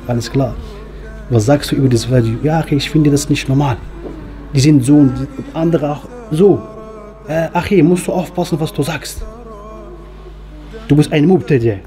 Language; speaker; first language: German; non-native, fluent; Arabic